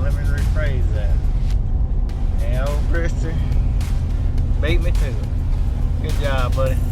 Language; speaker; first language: English; native; English